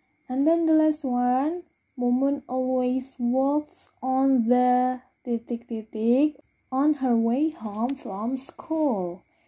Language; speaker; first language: English; non-native, fluent; Indonesian